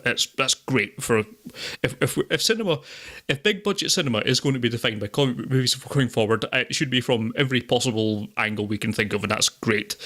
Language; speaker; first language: English; native; English